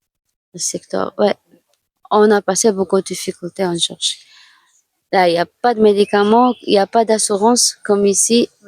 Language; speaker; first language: French; non-native, fluent; Georgian